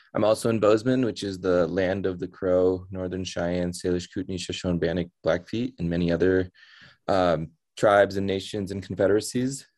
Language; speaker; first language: English; early bilingual, other home language; Hindi